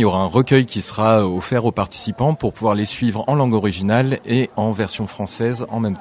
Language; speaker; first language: French; native; French